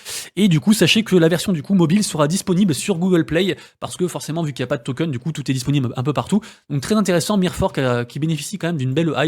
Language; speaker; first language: French; native; French